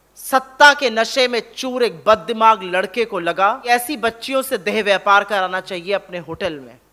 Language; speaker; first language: Hindi; native; Hindi